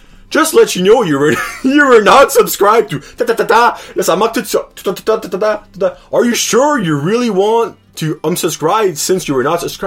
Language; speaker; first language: English; non-native, local second language; French